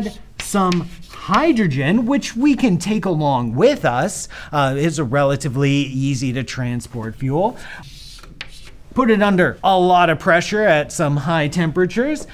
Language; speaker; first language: English; native; English